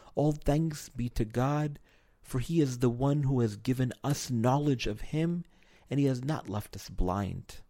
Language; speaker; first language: English; native; English